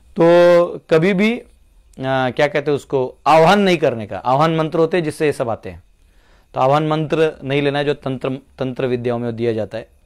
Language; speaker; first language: Hindi; non-native, local second language; Marathi